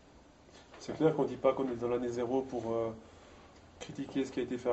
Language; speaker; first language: French; native; French